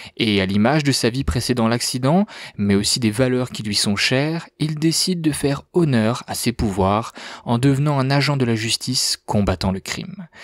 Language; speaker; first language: French; native; French